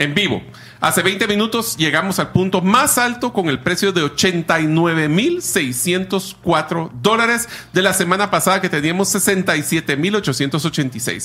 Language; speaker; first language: Spanish; native; Spanish